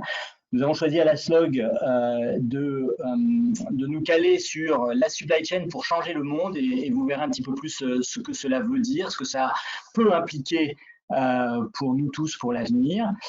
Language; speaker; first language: French; native; French